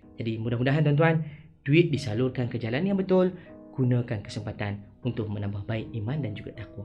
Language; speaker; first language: Malay; native; Malay